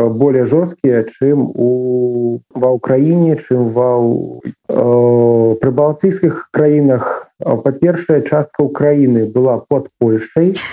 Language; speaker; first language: Belarusian; non-native, local second language; Russian